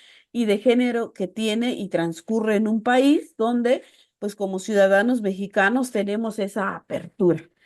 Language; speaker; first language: Spanish; native; Spanish